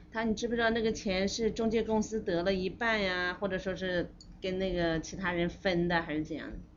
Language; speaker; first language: Chinese; native; Chinese